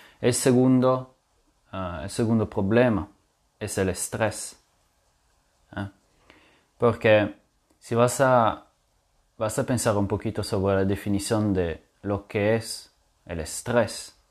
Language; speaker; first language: Spanish; non-native, fluent; French